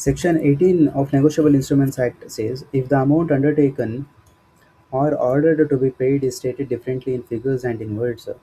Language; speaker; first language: English; non-native, local second language; Kannada